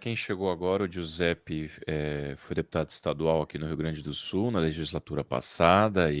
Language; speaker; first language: Portuguese; native; Portuguese